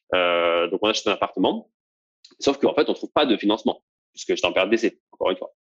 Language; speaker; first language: French; native; French